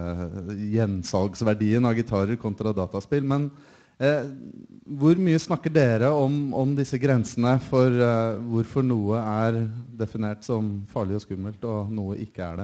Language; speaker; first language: Norwegian; native; Norwegian